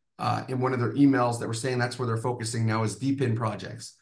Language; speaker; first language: English; native; English